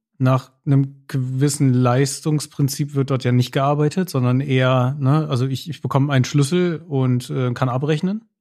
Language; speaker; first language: German; native; German